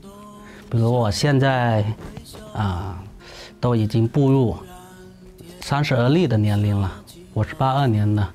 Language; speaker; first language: Chinese; non-native, local second language; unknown